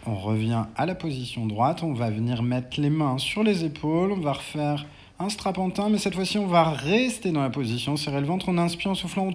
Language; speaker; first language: French; native; French